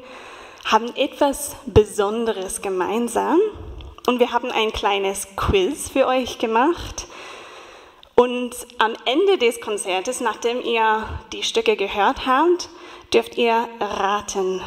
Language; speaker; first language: German; non-native, fluent; English